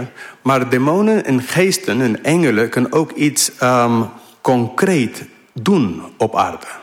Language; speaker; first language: Dutch; non-native, fluent; English